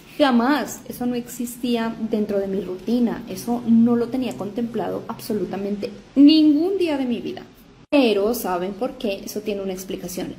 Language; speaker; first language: Spanish; native; Spanish